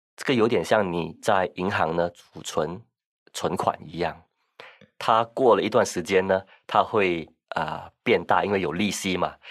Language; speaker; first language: Chinese; non-native, local second language; Min Nan Chinese